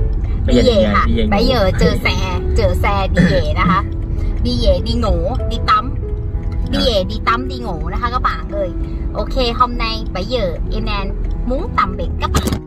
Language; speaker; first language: Vietnamese; early bilingual, heritage; Vietnamese